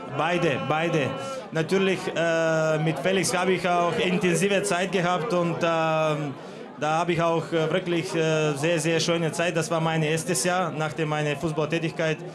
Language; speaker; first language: German; non-native, fluent; Bulgarian